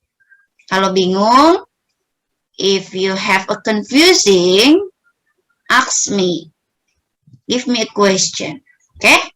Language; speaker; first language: English; non-native, learner; Indonesian